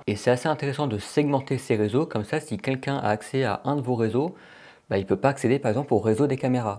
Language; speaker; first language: French; native; French